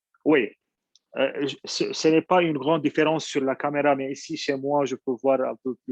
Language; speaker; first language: French; non-native, fluent; Arabic